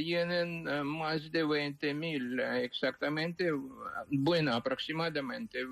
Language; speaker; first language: Spanish; non-native, fluent; Ukrainian